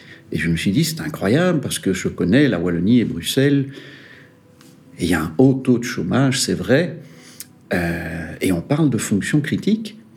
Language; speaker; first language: French; native; French